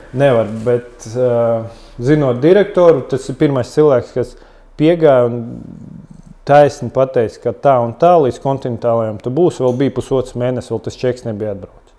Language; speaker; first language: Latvian; non-native, local second language; Russian